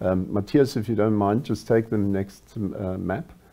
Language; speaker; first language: English; non-native, local second language; German